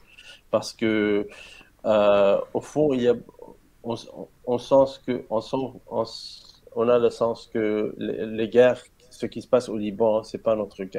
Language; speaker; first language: French; non-native, learner; Arabic